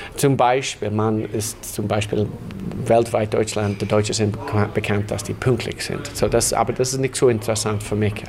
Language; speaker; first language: German; non-native, fluent; English